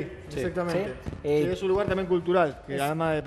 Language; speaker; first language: Spanish; native; Spanish